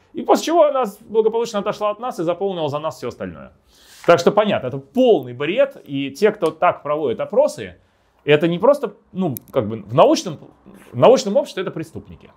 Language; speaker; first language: Russian; native; Russian